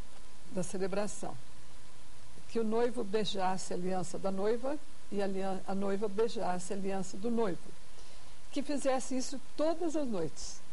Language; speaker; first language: Portuguese; native; Portuguese